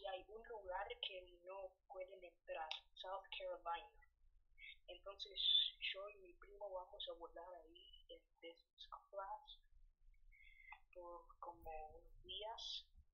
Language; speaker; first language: Spanish; early bilingual, heritage; Spanish